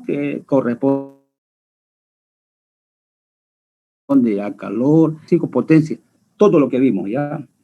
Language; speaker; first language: Spanish; native; Spanish